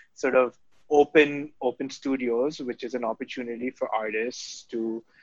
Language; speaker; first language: English; non-native, local second language; Urdu